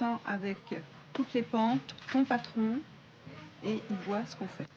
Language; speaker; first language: French; native; French